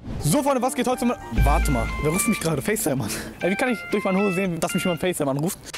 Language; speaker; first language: German; early bilingual, other home language; Turkish